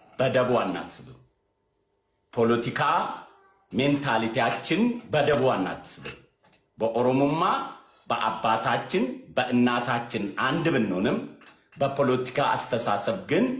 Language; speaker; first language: Amharic; non-native, local second language; Oromo